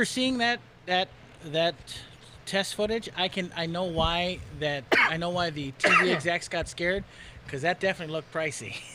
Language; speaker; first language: English; native; English